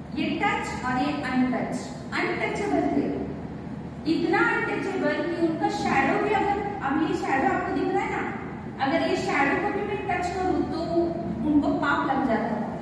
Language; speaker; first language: Hindi; non-native, local second language; Marathi